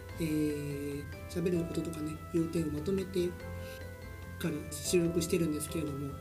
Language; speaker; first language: Japanese; native; Japanese